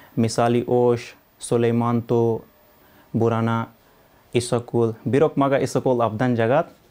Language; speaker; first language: Kyrgyz; non-native, learner; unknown